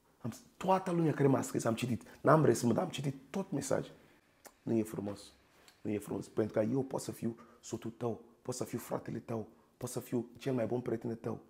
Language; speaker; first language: Romanian; non-native, fluent; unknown